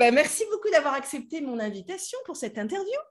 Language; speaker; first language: French; native; French